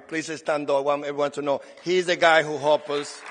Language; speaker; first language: English; non-native, fluent; Spanish